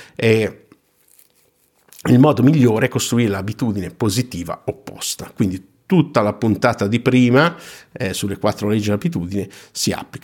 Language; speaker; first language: Italian; native; Italian